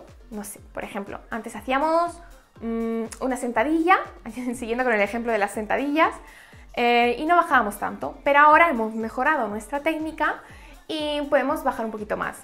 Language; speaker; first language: Spanish; native; Spanish